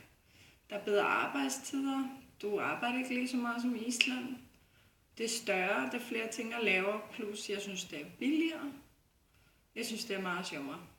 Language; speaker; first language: Danish; non-native, fluent; Icelandic